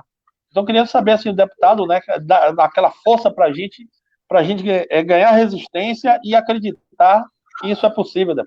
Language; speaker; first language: Portuguese; native; Portuguese